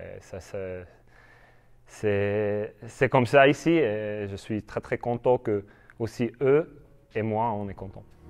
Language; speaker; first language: French; non-native, learner; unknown